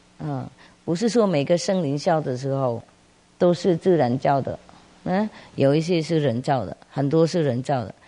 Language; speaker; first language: Chinese; non-native, fluent; Vietnamese